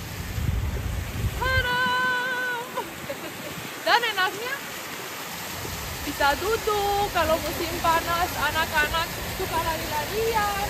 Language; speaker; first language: Indonesian; non-native, fluent; Romanian